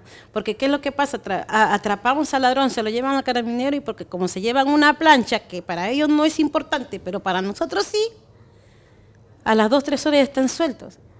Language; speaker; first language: Spanish; native; Spanish